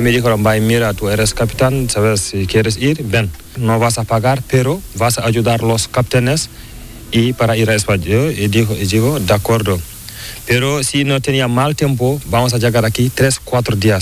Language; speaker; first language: Spanish; non-native, learner; Fula